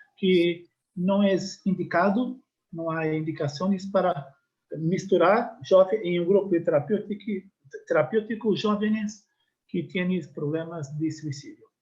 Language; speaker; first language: Spanish; non-native, learner; Portuguese